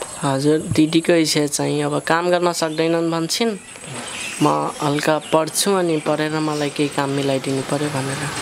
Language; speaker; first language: Nepali; non-native, local second language; Dangaura Tharu